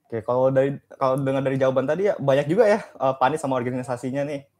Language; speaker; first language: Indonesian; native; Indonesian